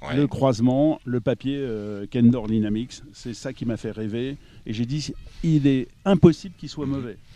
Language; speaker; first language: French; native; French